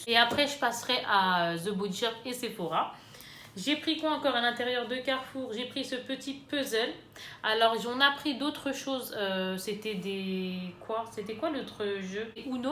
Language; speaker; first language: French; native; French